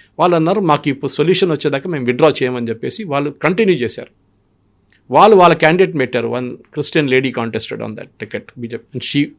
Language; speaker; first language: Telugu; non-native, local second language; Malayalam